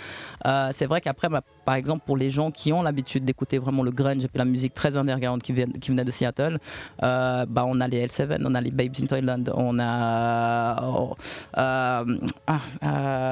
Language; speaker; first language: French; native; French